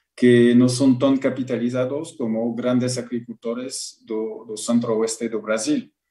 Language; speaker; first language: Portuguese; non-native, learner; French